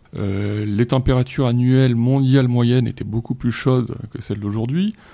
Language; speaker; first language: French; native; French